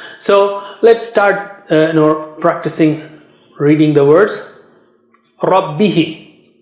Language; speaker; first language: English; non-native, fluent; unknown